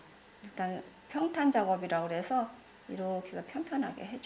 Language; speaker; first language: Korean; native; Korean